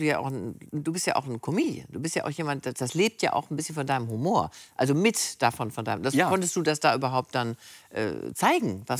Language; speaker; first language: German; native; German